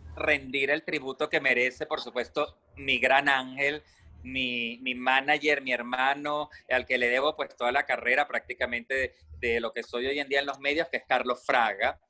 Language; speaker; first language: Spanish; native; Spanish